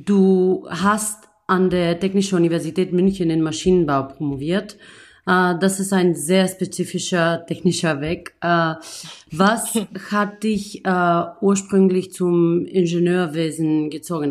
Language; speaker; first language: German; non-native, fluent; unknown